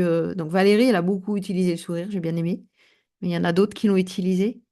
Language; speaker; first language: French; native; French